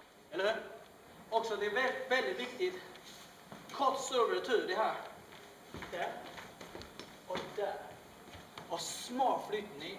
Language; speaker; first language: Swedish; non-native, learner; Chinese